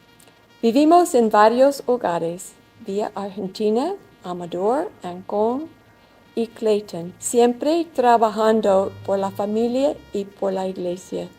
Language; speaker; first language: Spanish; non-native, learner; English